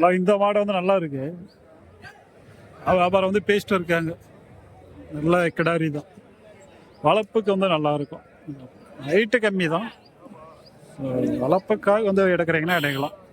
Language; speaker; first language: Tamil; native; Tamil